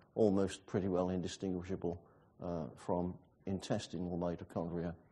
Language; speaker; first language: English; native; English